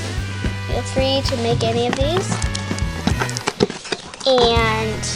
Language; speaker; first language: English; native; English